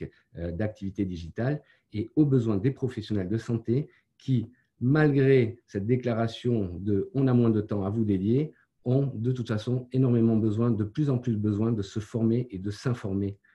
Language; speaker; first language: French; native; French